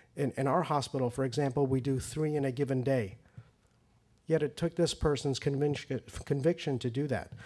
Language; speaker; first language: English; early bilingual, other home language; Persian